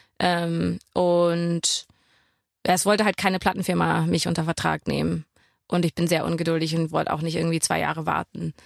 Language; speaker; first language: German; non-native, fluent; English